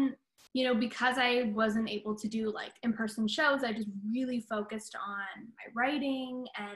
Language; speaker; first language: English; native; English